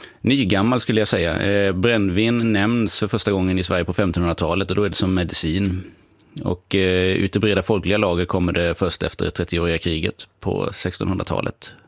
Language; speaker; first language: Swedish; native; Swedish